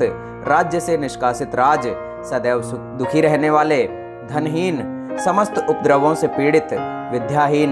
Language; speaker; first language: Hindi; native; Hindi